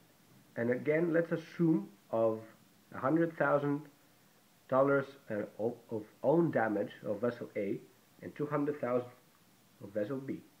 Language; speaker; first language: English; non-native, fluent; Greek